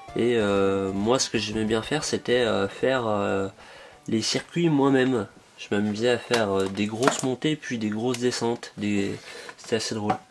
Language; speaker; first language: French; native; French